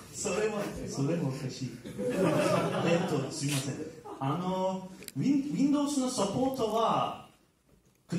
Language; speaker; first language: Japanese; non-native, learner; Turkish